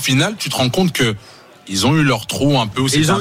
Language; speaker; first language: French; native; French